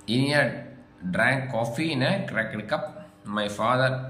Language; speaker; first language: English; non-native, local second language; Tamil